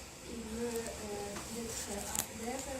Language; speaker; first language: French; non-native, learner; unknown